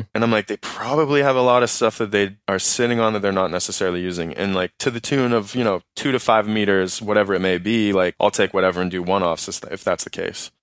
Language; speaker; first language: English; native; English